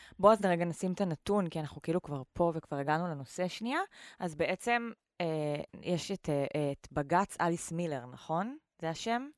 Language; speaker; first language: Hebrew; native; Hebrew